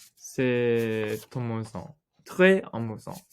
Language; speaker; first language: French; non-native, learner; English